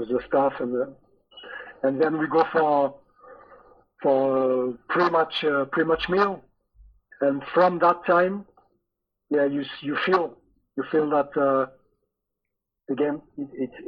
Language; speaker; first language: English; non-native, fluent; French